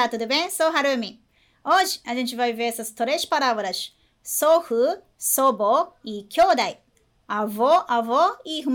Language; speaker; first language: Portuguese; non-native, fluent; Japanese